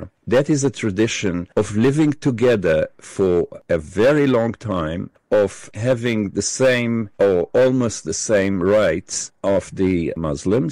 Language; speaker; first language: English; non-native, fluent; Hebrew